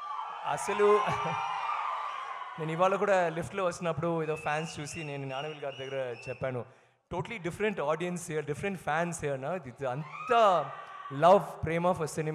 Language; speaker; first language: Telugu; non-native, learner; Tamil